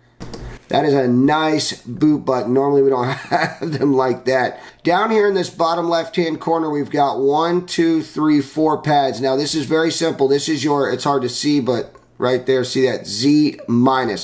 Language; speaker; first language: English; native; English